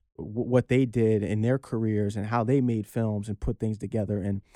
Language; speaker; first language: English; native; English